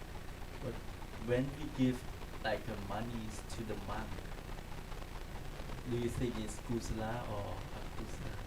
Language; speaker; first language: English; non-native, learner; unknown